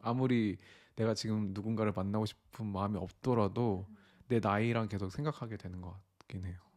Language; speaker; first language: Korean; native; Korean